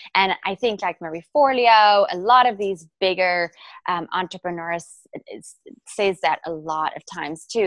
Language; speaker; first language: English; non-native, local second language; Afrikaans